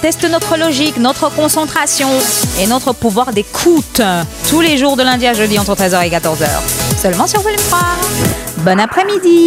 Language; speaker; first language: French; native; French